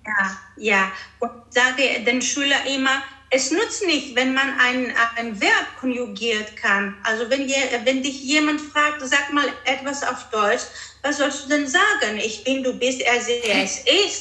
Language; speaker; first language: German; early bilingual, heritage; Greek